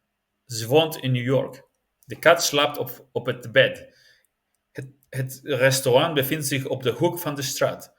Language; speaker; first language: Dutch; non-native, learner; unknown